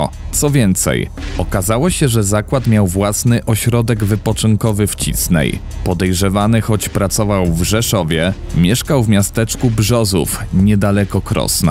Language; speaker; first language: Polish; native; Polish